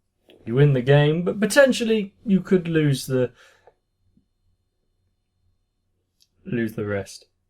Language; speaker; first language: English; native; English